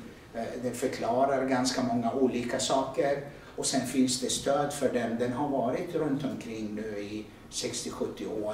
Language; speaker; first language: Swedish; non-native, fluent; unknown